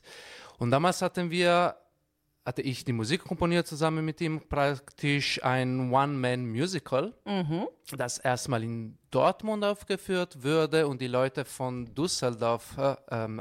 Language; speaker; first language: German; non-native, fluent; Italian